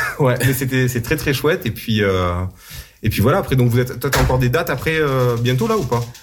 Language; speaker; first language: French; native; French